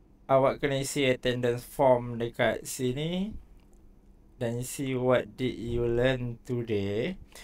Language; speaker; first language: English; non-native, local second language; Malay